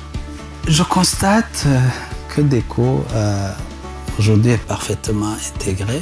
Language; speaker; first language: French; non-native, local second language; Rundi